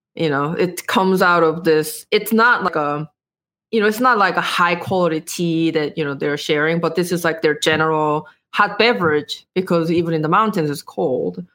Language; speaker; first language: English; non-native, fluent; Korean